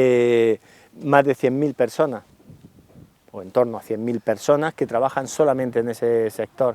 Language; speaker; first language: Spanish; native; Spanish